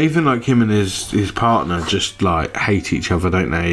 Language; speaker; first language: English; native; English